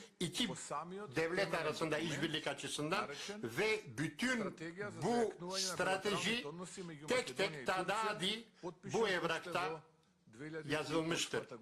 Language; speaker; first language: Turkish; non-native, learner; Macedonian